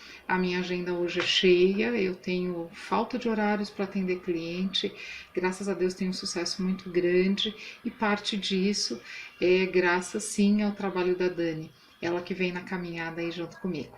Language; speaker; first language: Portuguese; native; Portuguese